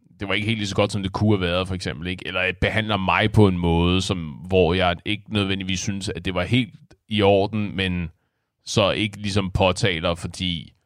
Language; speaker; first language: Danish; native; Danish